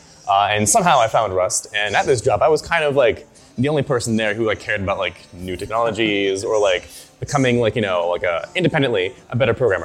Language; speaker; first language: English; native; English